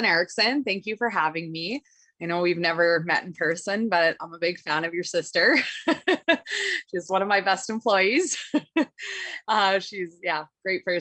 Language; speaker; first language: English; native; English